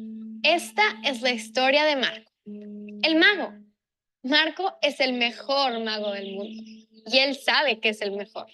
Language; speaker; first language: Spanish; non-native, learner; English